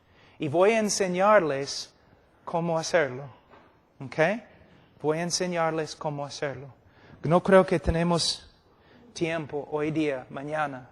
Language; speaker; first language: Spanish; non-native, fluent; English